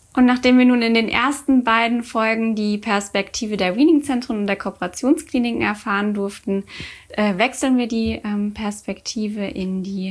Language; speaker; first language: German; native; German